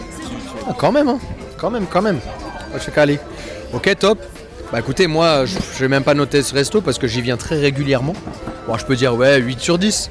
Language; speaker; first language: French; native; French